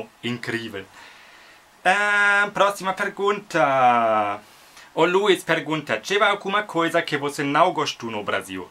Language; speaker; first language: Portuguese; non-native, fluent; German